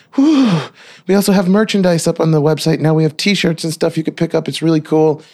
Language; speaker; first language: English; native; English